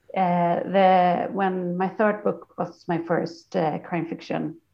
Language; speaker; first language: English; non-native, fluent; Swedish